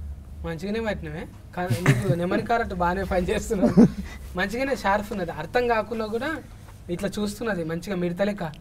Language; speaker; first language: Telugu; native; Telugu